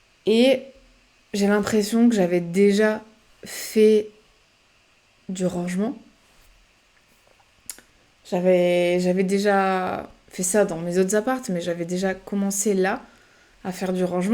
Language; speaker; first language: French; native; French